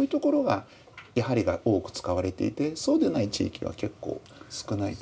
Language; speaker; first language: Japanese; native; Japanese